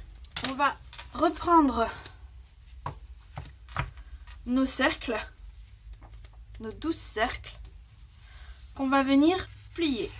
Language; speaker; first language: French; native; French